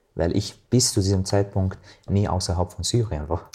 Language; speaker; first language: German; non-native, fluent; Arabic